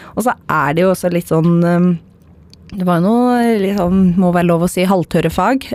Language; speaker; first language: Norwegian; native; Norwegian